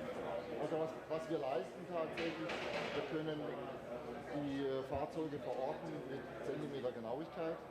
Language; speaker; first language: German; native; German